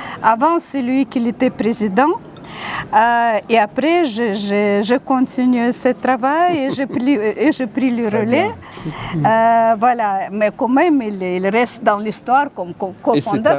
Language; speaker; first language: French; non-native, fluent; Russian